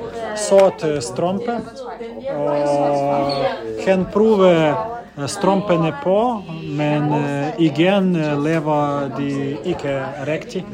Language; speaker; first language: Danish; non-native, learner; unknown